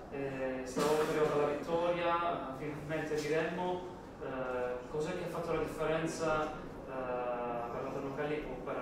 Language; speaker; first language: Italian; native; Italian